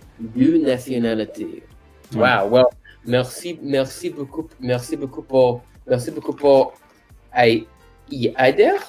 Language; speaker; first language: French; non-native, learner; English